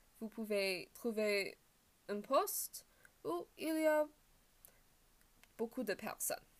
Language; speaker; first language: French; non-native, learner; English